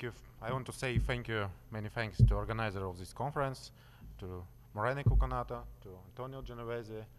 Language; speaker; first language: English; non-native, learner; Russian